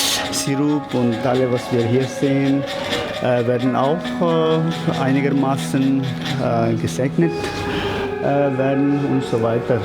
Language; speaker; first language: German; non-native, fluent; Tibetan